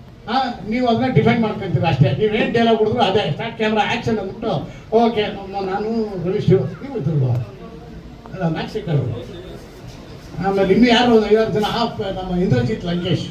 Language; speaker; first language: Kannada; native; Kannada